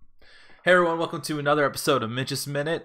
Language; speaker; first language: English; native; English